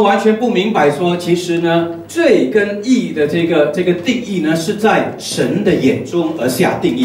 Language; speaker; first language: Chinese; native; Chinese